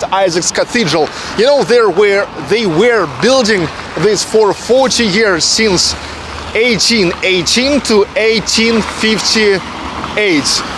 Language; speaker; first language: English; non-native, fluent; Russian